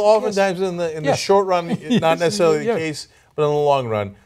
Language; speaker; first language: English; non-native, fluent; Turkish